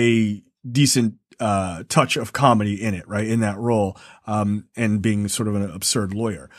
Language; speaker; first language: English; native; English